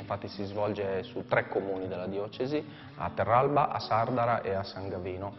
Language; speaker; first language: Italian; native; Italian